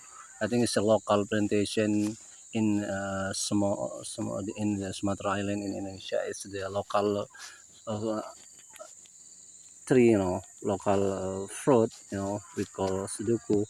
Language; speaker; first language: English; non-native, learner; Indonesian